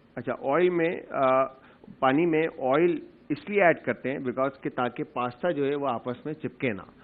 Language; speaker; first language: Urdu; native; Urdu